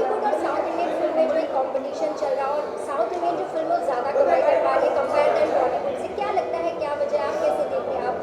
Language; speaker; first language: Hindi; native; Hindi